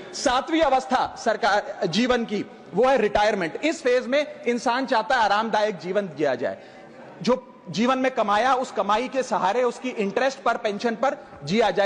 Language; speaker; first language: Hindi; native; Hindi